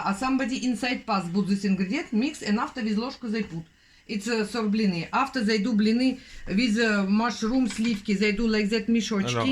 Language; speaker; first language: English; non-native, learner; Russian